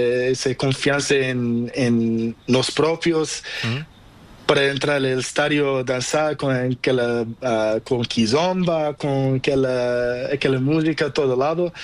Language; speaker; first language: Spanish; non-native, learner; Portuguese